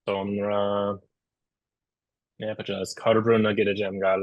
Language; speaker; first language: Turkish; non-native, learner; English